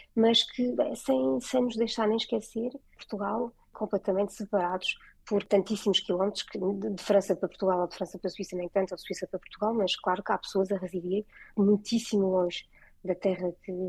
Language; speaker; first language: Portuguese; early bilingual, heritage; French